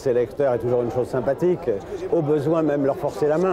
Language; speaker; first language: French; native; French